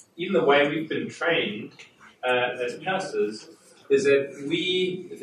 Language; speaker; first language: English; non-native, fluent; German